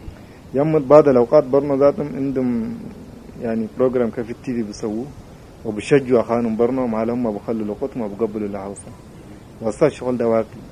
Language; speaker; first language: Arabic; native; Arabic